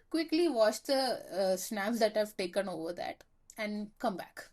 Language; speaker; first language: English; non-native, local second language; Malayalam